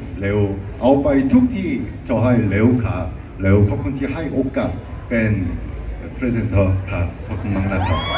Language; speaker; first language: Thai; non-native, learner; Korean